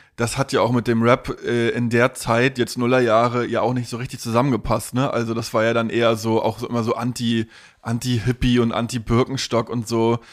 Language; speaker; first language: German; native; German